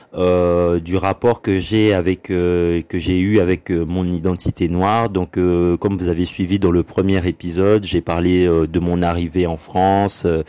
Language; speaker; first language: French; early bilingual, other home language; Lingala